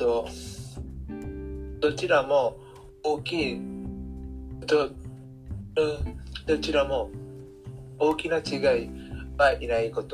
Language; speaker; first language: Japanese; non-native, learner; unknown